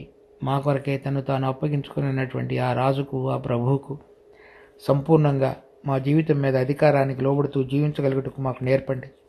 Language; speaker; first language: Telugu; native; Telugu